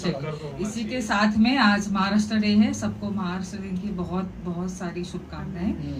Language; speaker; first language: Hindi; non-native, local second language; Marathi